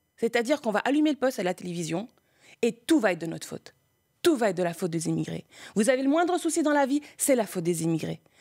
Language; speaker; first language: French; early bilingual, other home language; Spanish